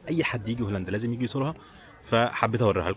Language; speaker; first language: Arabic; native; Arabic